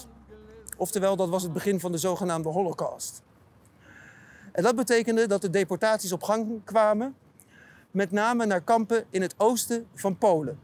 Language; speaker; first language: Dutch; native; Dutch